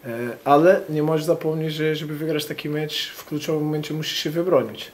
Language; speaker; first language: Polish; non-native, fluent; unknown